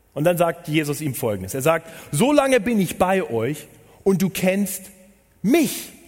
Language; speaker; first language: German; native; German